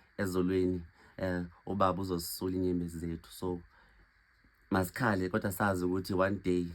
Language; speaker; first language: Zulu; non-native, local second language; Xhosa